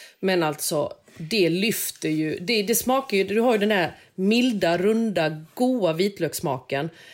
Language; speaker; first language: Swedish; native; Swedish